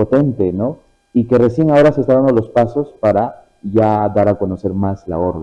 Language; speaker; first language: Spanish; native; Spanish